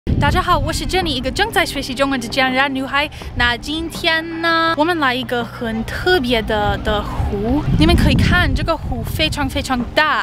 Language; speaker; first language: Chinese; non-native, learner; English